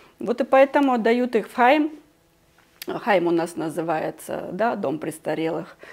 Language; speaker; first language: Russian; native; Russian